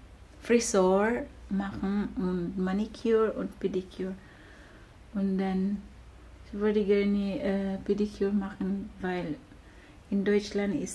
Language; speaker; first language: German; non-native, learner; Filipino